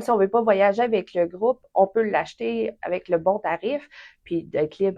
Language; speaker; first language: French; native; French